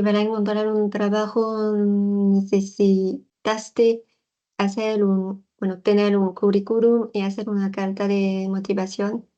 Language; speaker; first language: Spanish; non-native, fluent; French